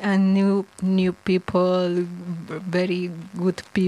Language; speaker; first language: English; non-native, learner; Spanish